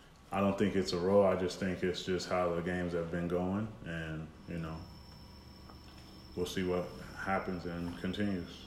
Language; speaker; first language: English; native; English